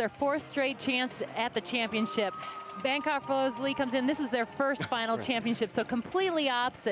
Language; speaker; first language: English; native; English